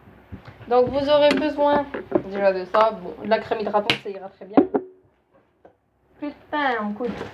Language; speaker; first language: French; native; French